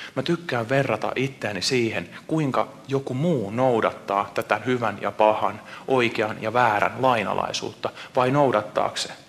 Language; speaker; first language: Finnish; native; Finnish